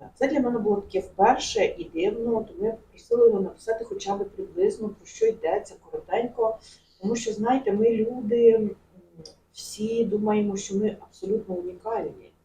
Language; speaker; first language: Ukrainian; native; Ukrainian